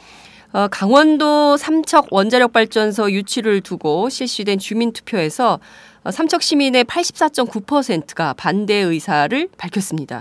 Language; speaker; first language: Korean; native; Korean